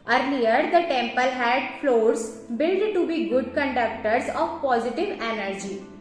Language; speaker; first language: English; non-native, local second language; Hindi